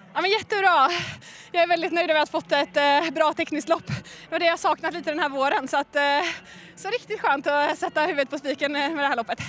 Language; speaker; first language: Swedish; native; Swedish